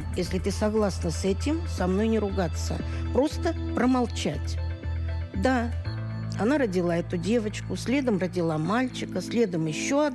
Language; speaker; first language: Russian; native; Russian